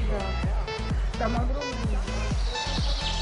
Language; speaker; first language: Russian; native; Russian